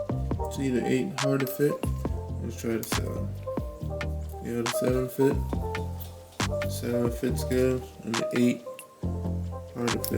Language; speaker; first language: English; native; English